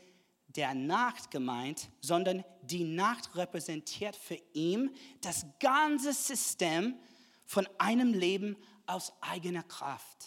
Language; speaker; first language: German; non-native, fluent; English